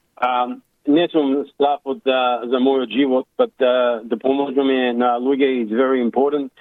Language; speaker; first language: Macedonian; early bilingual, heritage; Macedonian